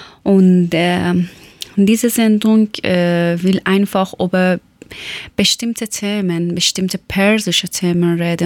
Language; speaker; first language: German; non-native, learner; Persian